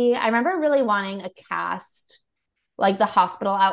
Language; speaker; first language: English; native; English